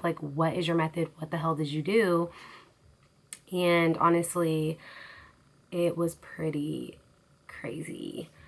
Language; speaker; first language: English; native; English